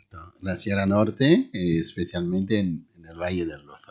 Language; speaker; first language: Spanish; non-native, fluent; Haitian Creole